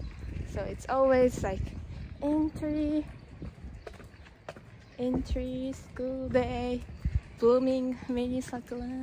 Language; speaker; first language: English; non-native, learner; Japanese